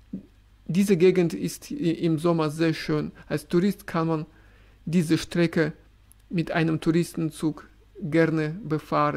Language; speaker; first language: German; non-native, fluent; Russian